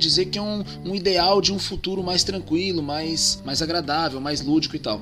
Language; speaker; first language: Portuguese; native; Portuguese